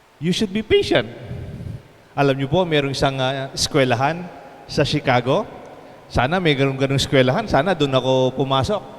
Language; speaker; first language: Filipino; non-native, local second language; Pampanga